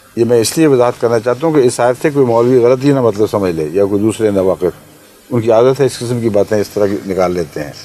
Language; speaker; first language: Urdu; non-native, local second language; Punjabi